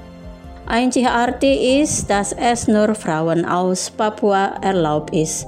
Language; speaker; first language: German; non-native, fluent; Indonesian